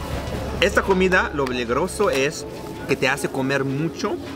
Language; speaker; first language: Spanish; non-native, fluent; Arabic